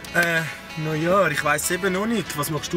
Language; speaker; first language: German; native; German